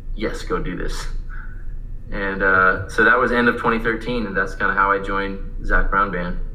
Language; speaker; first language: English; native; English